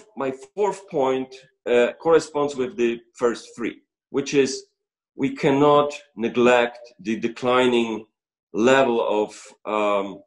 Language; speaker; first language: English; non-native, fluent; Polish